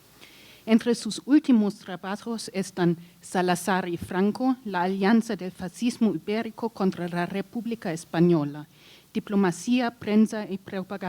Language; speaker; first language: Spanish; non-native, learner; German